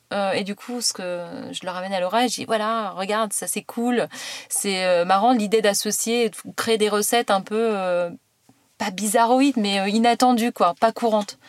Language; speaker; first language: French; native; French